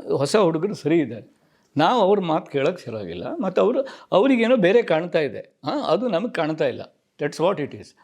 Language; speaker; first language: Kannada; non-native, local second language; Konkani